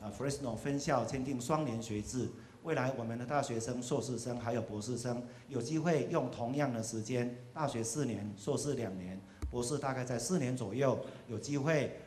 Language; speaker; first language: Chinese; native; Chinese